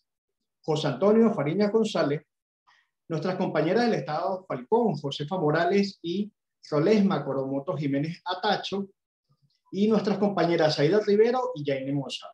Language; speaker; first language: Spanish; native; Spanish